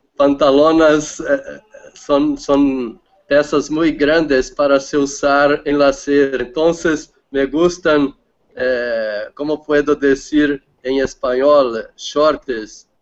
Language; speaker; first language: Spanish; non-native, learner; Portuguese